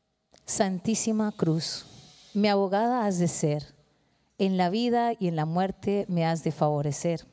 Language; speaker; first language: Spanish; native; Spanish